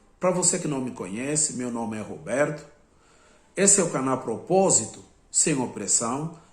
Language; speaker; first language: Portuguese; non-native, local second language; Upper Guinea Crioulo